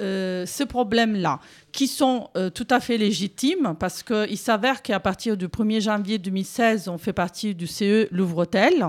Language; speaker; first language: French; native; French